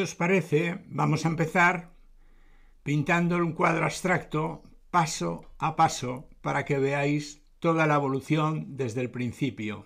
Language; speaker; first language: Spanish; native; Spanish